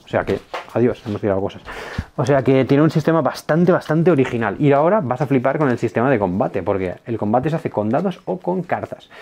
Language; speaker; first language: Spanish; native; Spanish